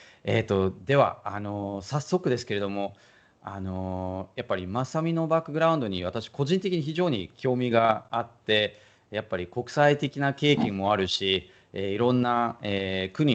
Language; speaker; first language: Japanese; non-native, fluent; German